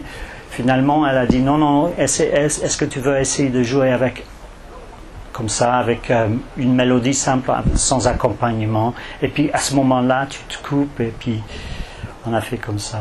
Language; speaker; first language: French; non-native, fluent; English